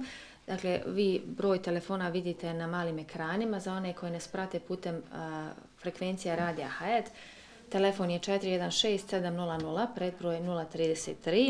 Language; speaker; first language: Serbian; native; Serbian